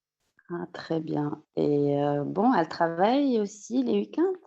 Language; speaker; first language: French; non-native, fluent; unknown